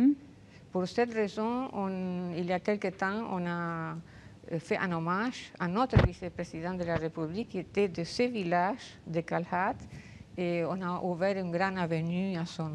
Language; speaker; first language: French; non-native, fluent; Spanish